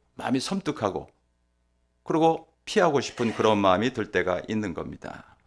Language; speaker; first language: Korean; native; Korean